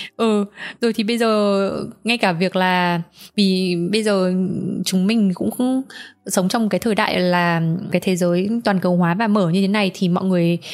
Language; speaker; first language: Vietnamese; native; Vietnamese